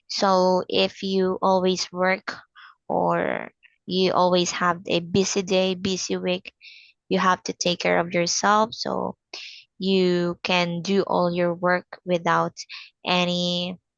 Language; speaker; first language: English; non-native, fluent; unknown